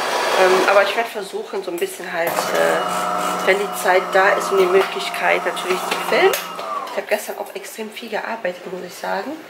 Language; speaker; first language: German; native; German